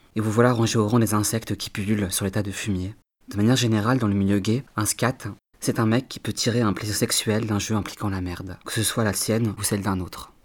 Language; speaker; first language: French; native; French